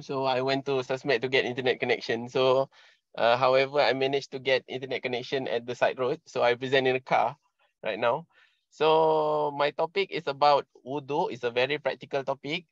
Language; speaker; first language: English; non-native, local second language; Malay